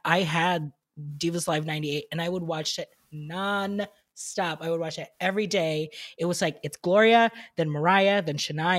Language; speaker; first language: English; non-native, local second language; Filipino